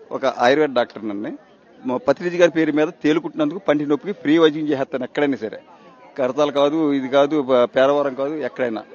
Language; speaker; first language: Telugu; native; Telugu